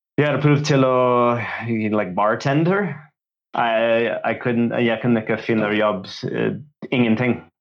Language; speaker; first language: Norwegian; non-native, learner; English